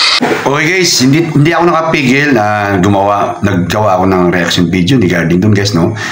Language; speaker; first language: Filipino; non-native, local second language; Cebuano